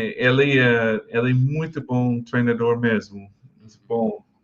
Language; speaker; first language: Portuguese; non-native, learner; English